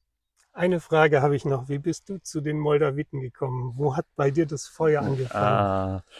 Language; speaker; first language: German; native; German